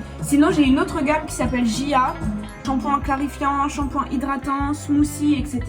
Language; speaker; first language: French; native; French